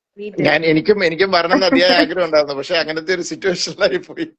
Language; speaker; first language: Malayalam; native; Malayalam